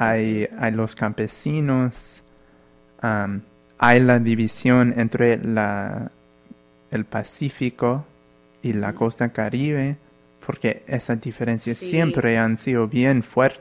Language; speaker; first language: Spanish; non-native, fluent; English